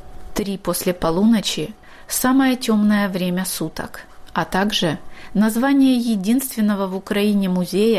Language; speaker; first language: Russian; native; Russian